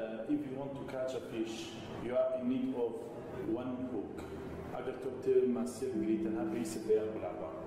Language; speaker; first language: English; non-native, learner; Central Kurdish